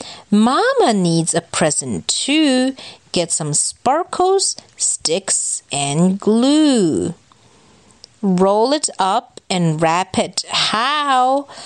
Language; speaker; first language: English; non-native, fluent; Chinese